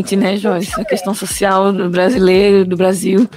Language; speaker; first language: Portuguese; native; Portuguese